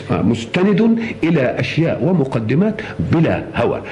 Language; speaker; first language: Arabic; native; Arabic